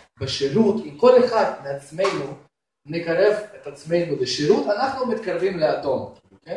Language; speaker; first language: Hebrew; non-native, fluent; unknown